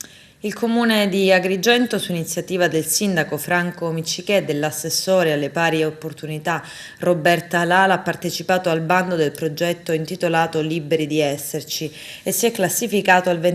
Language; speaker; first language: Italian; native; Italian